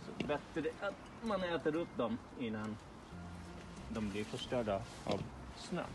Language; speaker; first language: Swedish; non-native, fluent; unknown